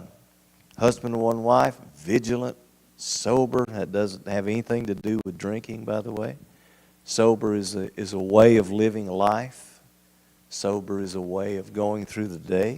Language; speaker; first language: English; native; English